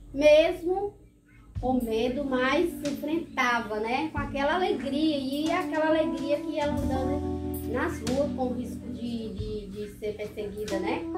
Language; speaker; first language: Portuguese; native; Portuguese